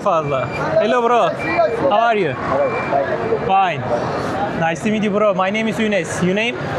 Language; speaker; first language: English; non-native, learner; Turkish